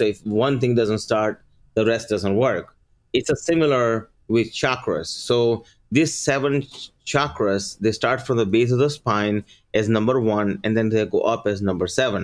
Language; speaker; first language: English; early bilingual, other home language; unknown